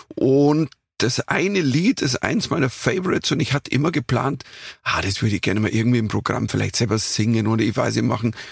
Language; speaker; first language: German; native; German